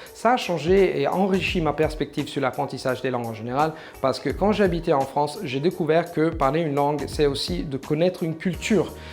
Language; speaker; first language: French; non-native, fluent; Italian